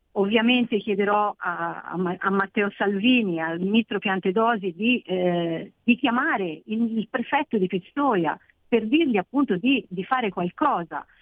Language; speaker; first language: Italian; native; Italian